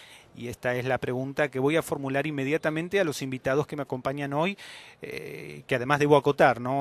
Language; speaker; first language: Spanish; native; Spanish